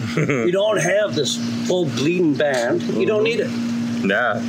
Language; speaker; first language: English; native; English